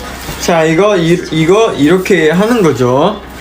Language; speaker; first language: Korean; non-native, fluent; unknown